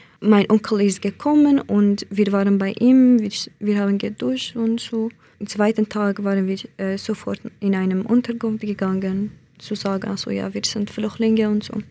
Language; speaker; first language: German; non-native, learner; Central Kurdish